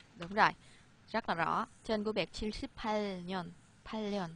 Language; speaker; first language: Vietnamese; native; Vietnamese